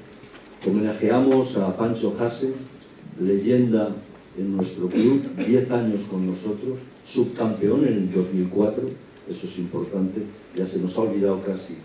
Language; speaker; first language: Spanish; native; Spanish